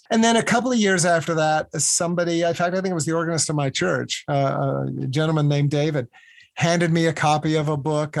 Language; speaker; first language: English; native; English